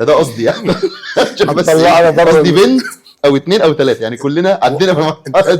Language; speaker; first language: Arabic; native; Arabic